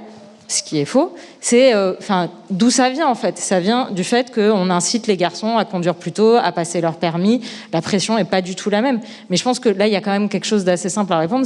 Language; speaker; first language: French; native; French